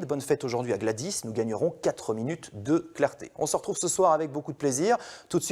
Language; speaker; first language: French; native; French